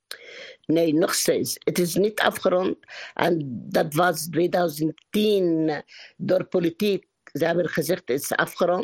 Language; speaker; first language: Dutch; non-native, learner; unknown